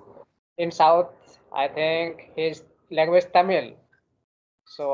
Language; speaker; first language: English; non-native, learner; Hindi